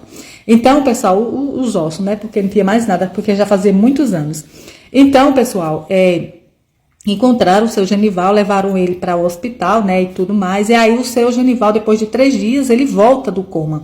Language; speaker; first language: Portuguese; native; Portuguese